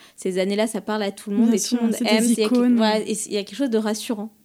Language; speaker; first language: French; native; French